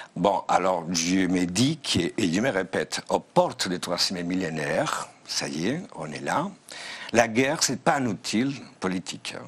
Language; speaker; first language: French; non-native, fluent; Spanish